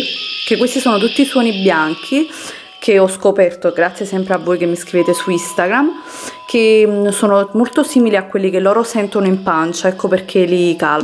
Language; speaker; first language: Italian; native; Italian